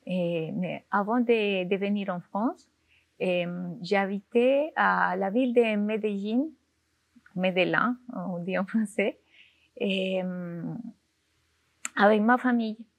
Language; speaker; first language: French; non-native, fluent; Spanish